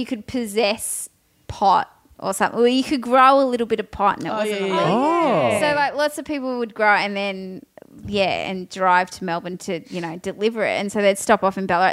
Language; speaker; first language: English; native; English